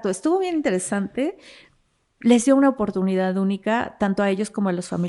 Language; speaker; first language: Spanish; native; Spanish